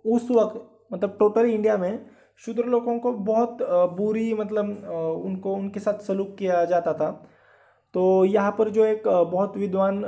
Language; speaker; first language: Hindi; non-native, local second language; Marathi